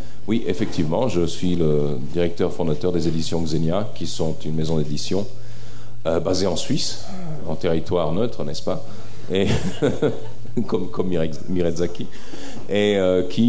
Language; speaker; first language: French; early bilingual, other home language; Serbian